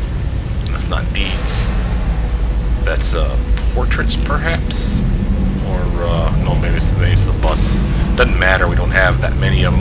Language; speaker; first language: English; native; English